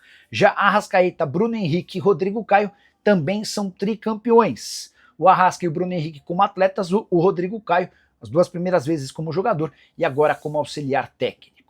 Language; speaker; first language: Portuguese; native; Portuguese